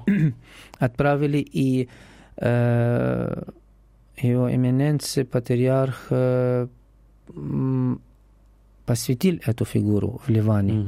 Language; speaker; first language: Russian; non-native, learner; Arabic